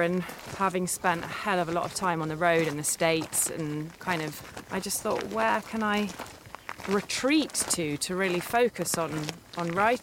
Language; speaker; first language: English; native; English